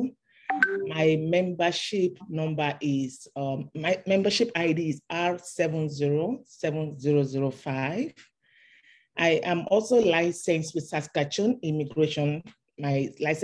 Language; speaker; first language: English; non-native, local second language; Yoruba